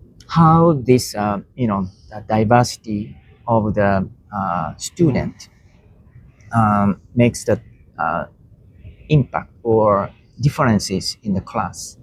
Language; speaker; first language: English; non-native, learner; Japanese